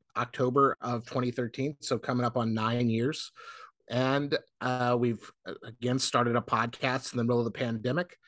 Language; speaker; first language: English; native; English